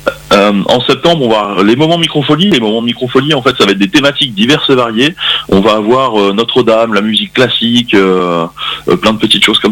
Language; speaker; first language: French; native; French